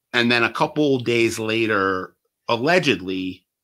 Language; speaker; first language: English; native; English